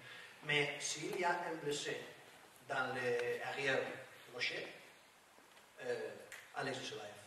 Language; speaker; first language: French; non-native, learner; Spanish